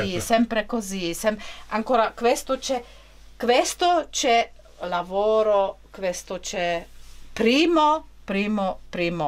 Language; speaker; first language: Italian; non-native, learner; Czech